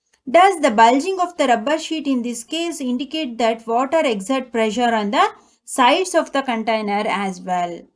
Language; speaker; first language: English; non-native, local second language; Kannada